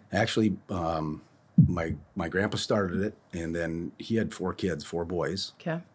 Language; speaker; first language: English; native; English